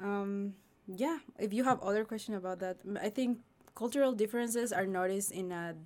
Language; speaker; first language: English; non-native, fluent; Spanish